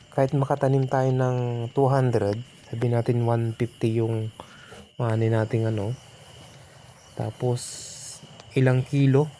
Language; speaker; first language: Filipino; non-native, local second language; Iloko